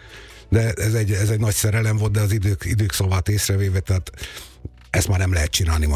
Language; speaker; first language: Hungarian; native; Hungarian